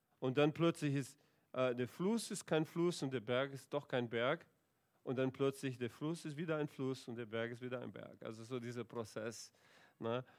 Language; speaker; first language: German; non-native, fluent; Portuguese